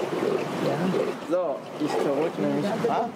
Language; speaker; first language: German; non-native, learner; Persian